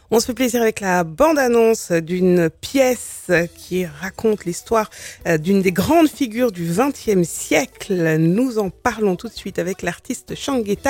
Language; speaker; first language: French; native; French